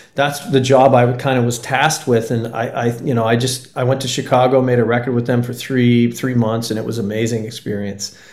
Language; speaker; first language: English; native; English